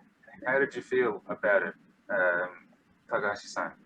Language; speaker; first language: English; non-native, fluent; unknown